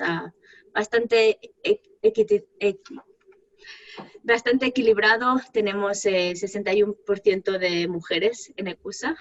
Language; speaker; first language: Spanish; native; Spanish